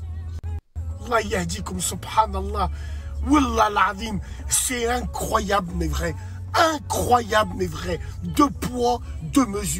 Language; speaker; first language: French; native; French